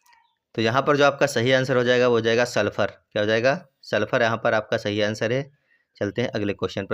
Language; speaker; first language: Hindi; native; Hindi